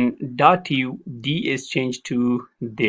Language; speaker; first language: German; non-native, learner; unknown